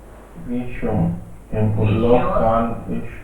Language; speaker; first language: German; non-native, learner; Hindi